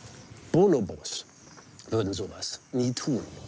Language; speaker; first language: German; native; German